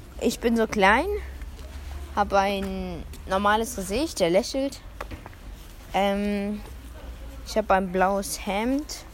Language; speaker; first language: German; early bilingual, other home language; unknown